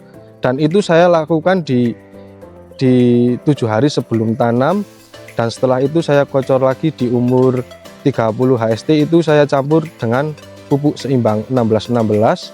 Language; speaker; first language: Indonesian; non-native, local second language; Javanese